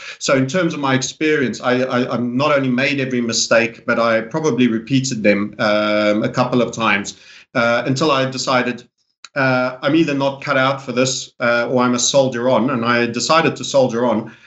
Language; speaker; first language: English; native; English